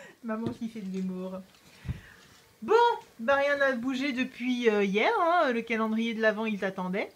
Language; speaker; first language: French; native; French